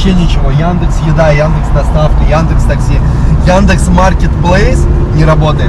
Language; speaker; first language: Russian; native; Russian